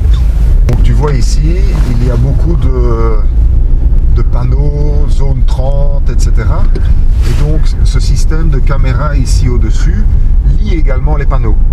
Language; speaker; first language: French; native; French